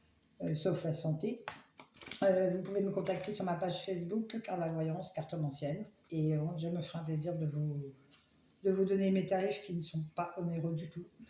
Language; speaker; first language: French; native; French